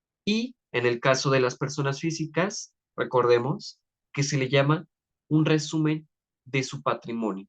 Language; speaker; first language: Spanish; native; Spanish